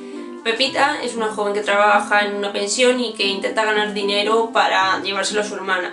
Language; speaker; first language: Spanish; native; Spanish